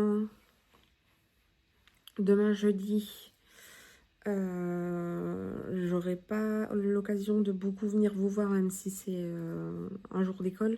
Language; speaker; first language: French; native; French